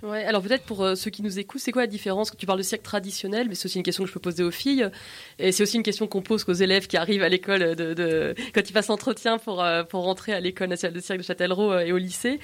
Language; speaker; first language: French; native; French